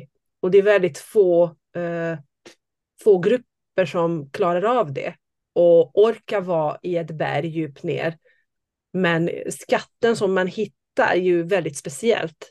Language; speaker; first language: Swedish; non-native, fluent; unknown